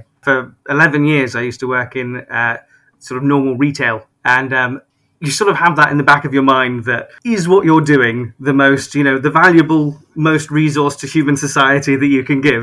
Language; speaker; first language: English; native; English